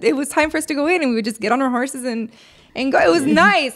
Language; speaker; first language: English; early bilingual, other home language; Spanish